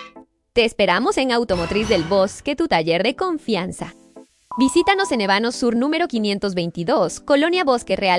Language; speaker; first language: Spanish; native; Spanish